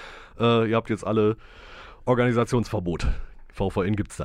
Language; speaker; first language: German; native; German